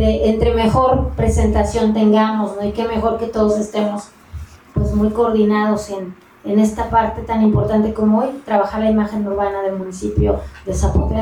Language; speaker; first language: Spanish; native; Spanish